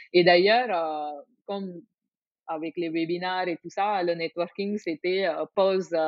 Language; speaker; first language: French; non-native, fluent; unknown